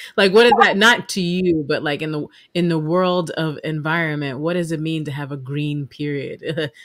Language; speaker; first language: English; native; English